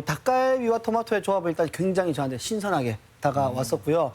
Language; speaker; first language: Korean; native; Korean